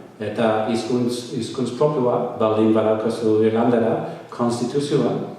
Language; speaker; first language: Basque; non-native, learner; English